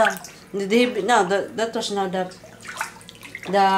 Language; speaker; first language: Dutch; non-native, learner; Cebuano